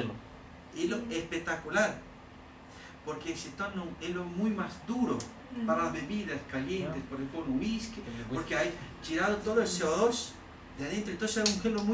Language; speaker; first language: Spanish; non-native, learner; Portuguese